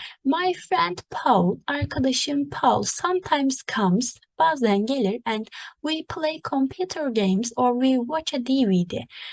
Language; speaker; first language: English; non-native, fluent; Turkish